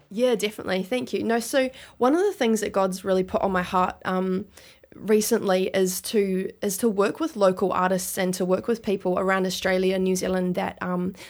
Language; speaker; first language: English; native; English